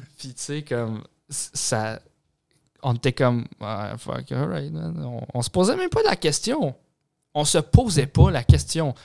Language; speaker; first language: French; native; French